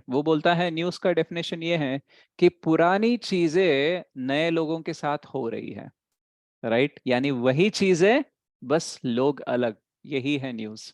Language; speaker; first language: Hindi; native; Hindi